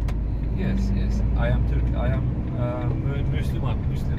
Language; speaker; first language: English; non-native, learner; Turkish